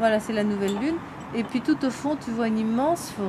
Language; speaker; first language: French; native; French